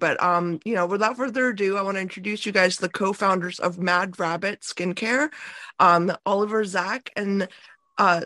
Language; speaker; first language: English; native; English